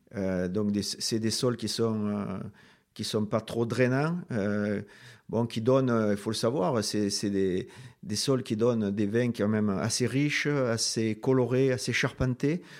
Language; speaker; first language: French; native; French